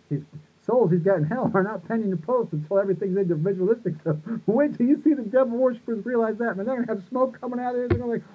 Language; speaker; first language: English; native; English